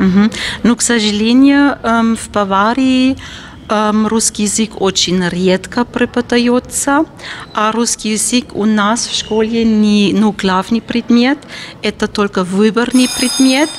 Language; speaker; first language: Russian; non-native, fluent; German